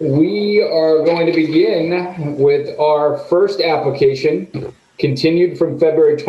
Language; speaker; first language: English; native; English